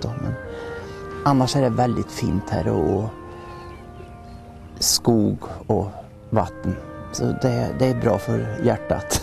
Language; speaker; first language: Swedish; native; Swedish